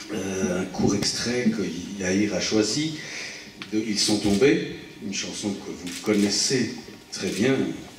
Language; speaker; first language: French; native; French